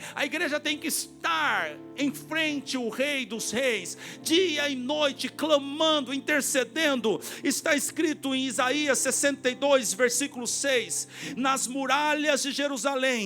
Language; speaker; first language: Portuguese; native; Portuguese